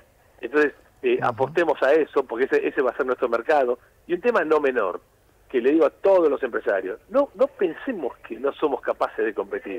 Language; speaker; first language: Spanish; native; Spanish